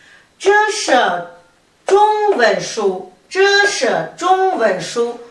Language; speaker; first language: Chinese; non-native, fluent; Kazakh